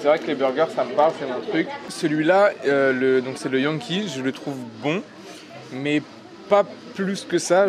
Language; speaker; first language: French; native; French